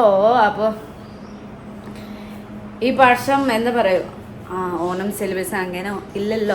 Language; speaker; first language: Malayalam; non-native, learner; Nepali